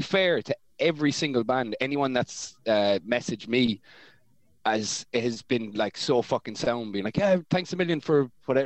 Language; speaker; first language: English; native; English